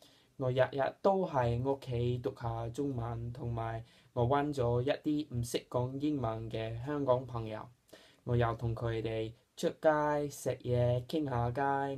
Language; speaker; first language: Cantonese; non-native, fluent; English